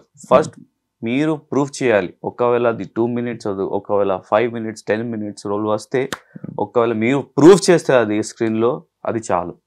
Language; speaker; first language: Telugu; non-native, local second language; Hindi